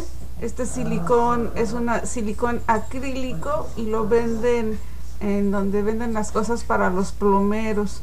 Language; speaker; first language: Spanish; native; Spanish